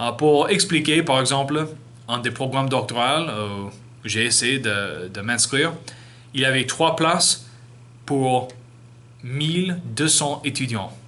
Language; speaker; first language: French; non-native, fluent; English